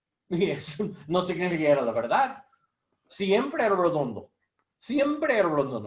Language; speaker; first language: Spanish; non-native, learner; English